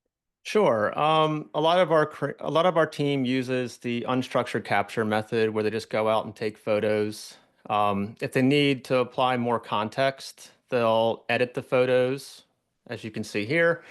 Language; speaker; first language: English; native; English